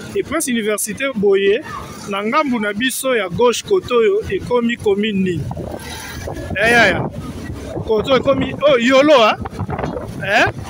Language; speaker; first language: Lingala; native; Lingala